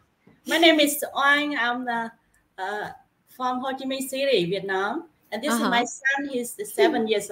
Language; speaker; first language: English; non-native, learner; Vietnamese